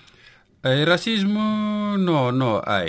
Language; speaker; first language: Spanish; non-native, local second language; Wolof